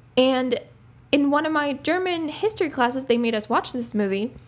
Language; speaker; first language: English; non-native, fluent; Spanish